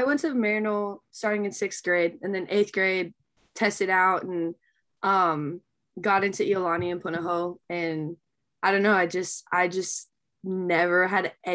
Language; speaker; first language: English; native; English